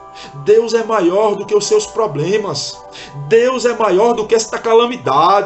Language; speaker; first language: Portuguese; native; Portuguese